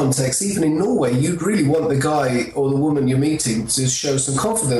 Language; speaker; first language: English; native; English